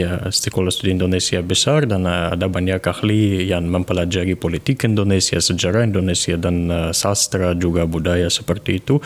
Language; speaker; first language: Indonesian; non-native, fluent; Russian